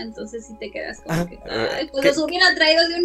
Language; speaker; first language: Spanish; native; Spanish